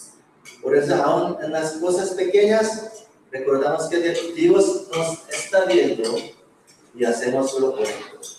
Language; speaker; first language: Spanish; non-native, fluent; Korean